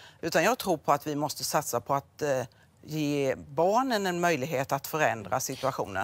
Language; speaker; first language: Swedish; native; Swedish